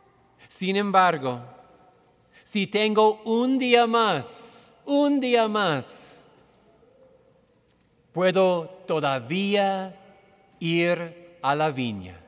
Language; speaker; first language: Spanish; non-native, fluent; English